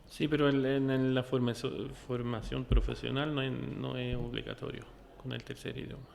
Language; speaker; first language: Spanish; non-native, fluent; Norwegian